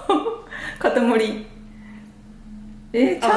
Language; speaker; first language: Japanese; native; Japanese